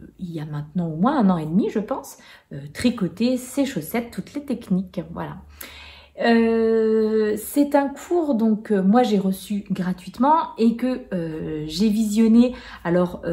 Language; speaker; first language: French; native; French